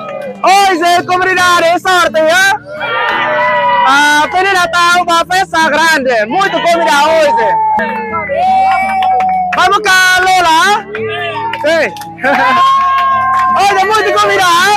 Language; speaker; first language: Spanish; non-native, learner; Vietnamese